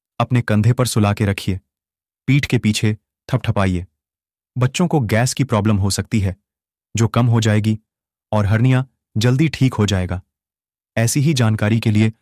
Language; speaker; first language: Hindi; non-native, local second language; Gujarati